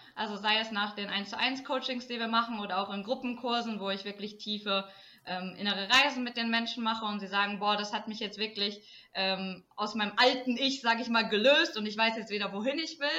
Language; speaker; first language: German; native; German